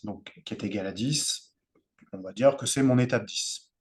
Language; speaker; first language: French; native; French